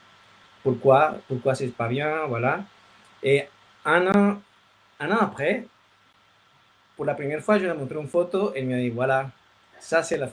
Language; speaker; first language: French; non-native, fluent; Spanish